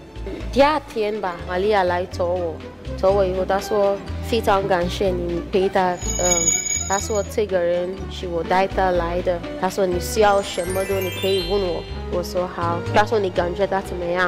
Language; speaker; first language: Chinese; non-native, fluent; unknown